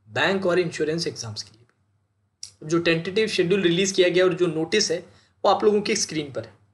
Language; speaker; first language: Hindi; native; Hindi